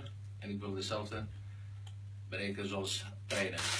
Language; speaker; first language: Dutch; non-native, learner; Greek